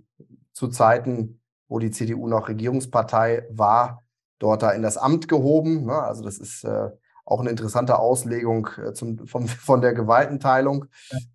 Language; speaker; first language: German; native; German